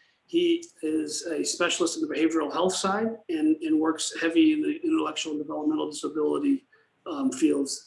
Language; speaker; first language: English; native; English